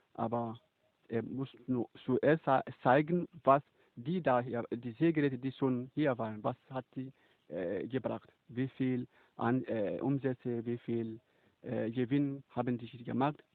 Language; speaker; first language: German; non-native, fluent; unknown